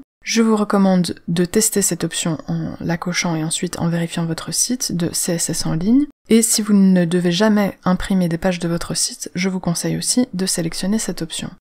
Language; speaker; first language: French; native; French